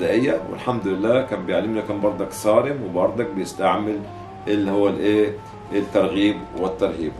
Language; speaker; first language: Arabic; native; Arabic